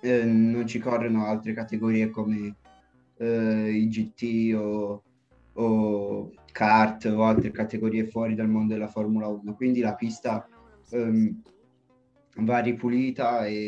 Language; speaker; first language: Italian; native; Italian